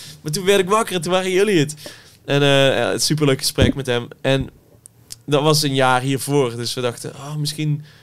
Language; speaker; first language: Dutch; native; Dutch